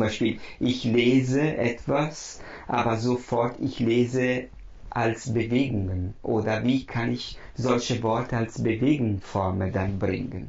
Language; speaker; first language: German; non-native, fluent; Italian